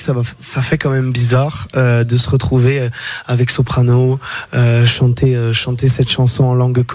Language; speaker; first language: French; non-native, local second language; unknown